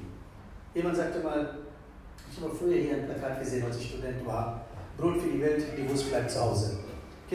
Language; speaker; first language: German; non-native, fluent; Tamil